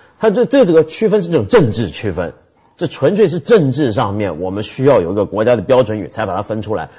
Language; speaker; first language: Chinese; early bilingual, other home language; Cantonese